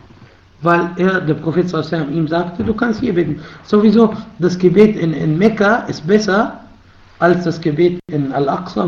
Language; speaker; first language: German; non-native, fluent; Arabic